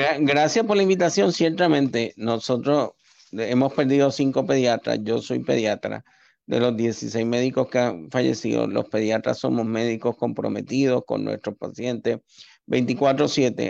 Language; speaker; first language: Spanish; native; Spanish